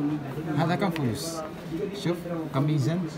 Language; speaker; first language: Arabic; non-native, learner; Filipino